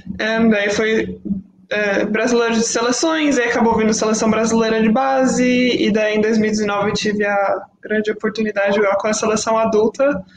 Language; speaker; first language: Portuguese; early bilingual, heritage; Portuguese